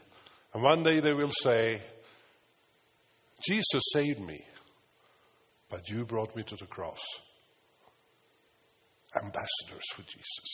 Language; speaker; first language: English; non-native, fluent; Swedish